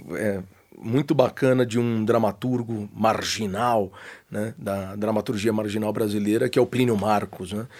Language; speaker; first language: Portuguese; native; Portuguese